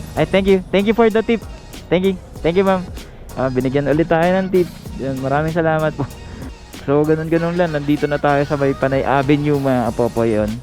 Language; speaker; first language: Filipino; native; Filipino